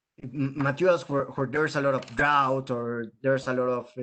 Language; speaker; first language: English; non-native, fluent; Spanish